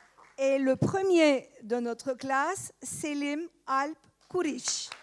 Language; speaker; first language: French; non-native, fluent; Turkish